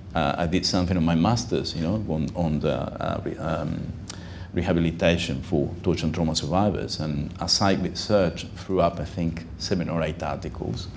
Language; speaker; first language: English; non-native, fluent; Spanish